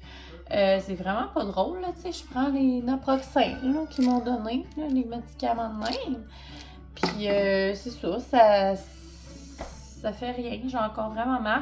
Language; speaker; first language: French; native; French